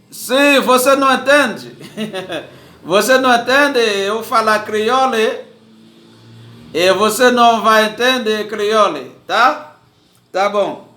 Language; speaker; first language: Portuguese; non-native, learner; Haitian Creole